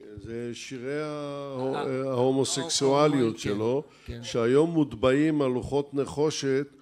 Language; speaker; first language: Hebrew; native; Hebrew